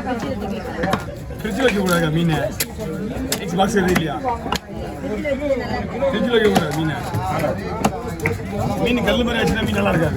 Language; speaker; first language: Tamil; native; Tamil